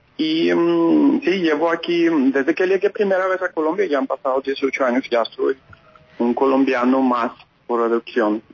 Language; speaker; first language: Spanish; non-native, fluent; Russian